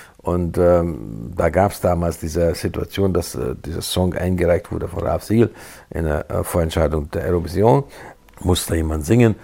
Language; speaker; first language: German; non-native, fluent; Hungarian